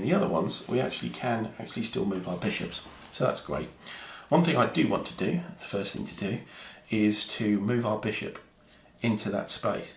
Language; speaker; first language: English; native; English